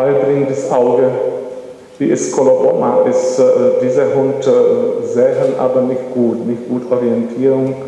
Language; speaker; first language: German; non-native, learner; Czech